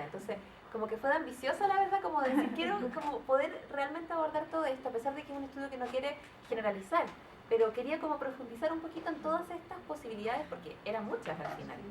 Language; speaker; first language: Spanish; native; Spanish